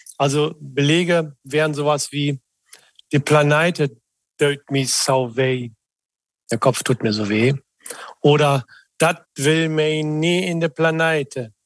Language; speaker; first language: German; native; German